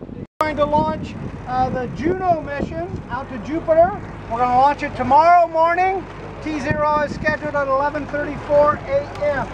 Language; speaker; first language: English; native; English